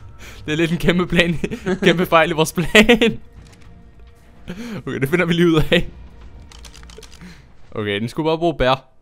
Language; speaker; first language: Danish; native; Danish